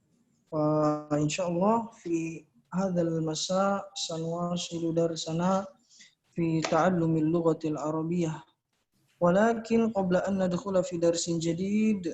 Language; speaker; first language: Arabic; non-native, fluent; Indonesian